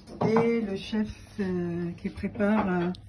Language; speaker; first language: French; non-native, local second language; Arabic